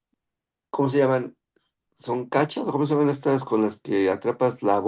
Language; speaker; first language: Spanish; native; Spanish